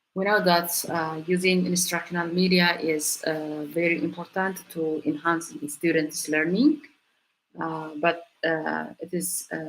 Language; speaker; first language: English; non-native, local second language; Amharic